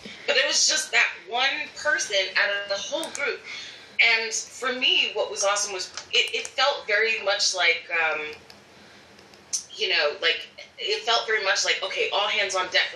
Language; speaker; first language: English; native; English